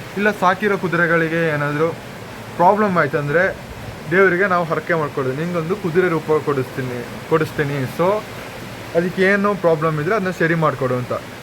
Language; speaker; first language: Kannada; non-native, local second language; Kodava